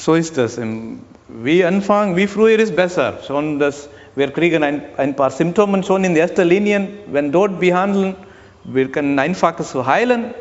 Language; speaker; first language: German; non-native, learner; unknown